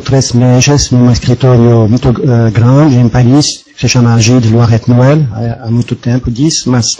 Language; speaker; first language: Portuguese; non-native, fluent; French